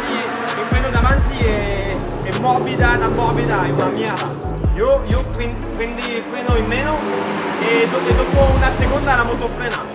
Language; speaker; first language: Italian; non-native, learner; French